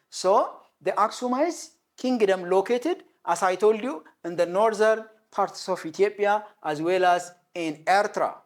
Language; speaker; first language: English; non-native, local second language; Amharic